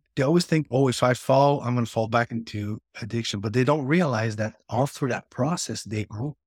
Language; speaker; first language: English; native; English